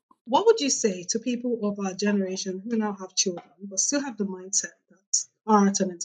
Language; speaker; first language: English; non-native, local second language; Yoruba